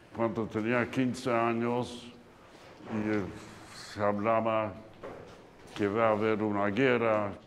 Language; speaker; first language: Spanish; non-native, fluent; Polish